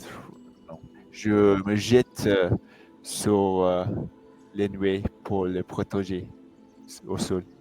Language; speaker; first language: French; non-native, learner; English